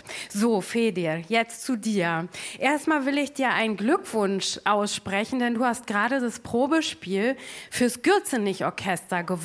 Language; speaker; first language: German; native; German